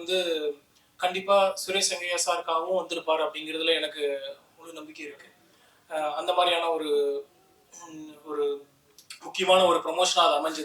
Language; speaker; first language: Tamil; native; Tamil